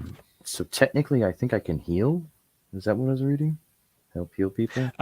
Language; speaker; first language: English; native; English